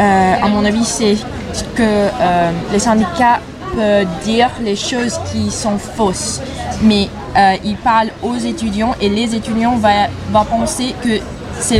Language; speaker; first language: French; non-native, fluent; English